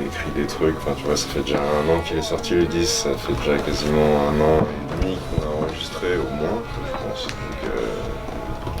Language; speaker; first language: French; native; French